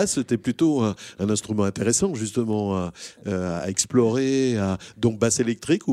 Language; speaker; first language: French; native; French